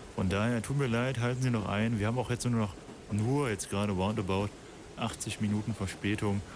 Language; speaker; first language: German; native; German